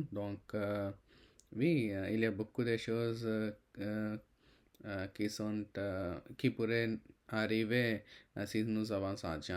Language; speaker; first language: French; non-native, learner; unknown